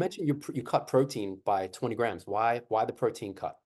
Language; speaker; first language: English; native; English